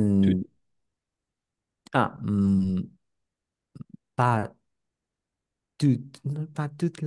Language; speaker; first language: French; non-native, learner; Spanish